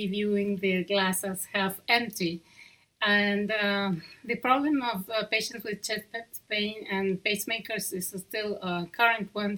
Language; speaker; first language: English; non-native, fluent; Spanish